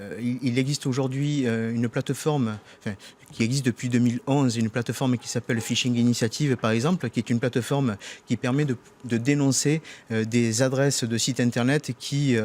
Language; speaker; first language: French; native; French